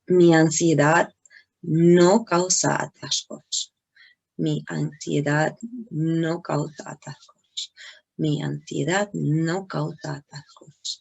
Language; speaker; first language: Spanish; non-native, learner; English